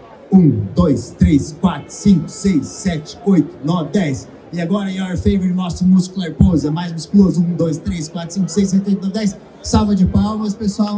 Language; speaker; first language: Portuguese; native; Portuguese